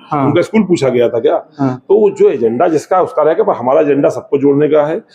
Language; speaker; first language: Hindi; native; Hindi